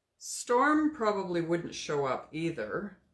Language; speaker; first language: English; native; English